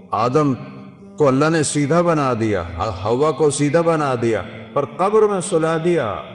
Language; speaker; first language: Urdu; non-native, local second language; Punjabi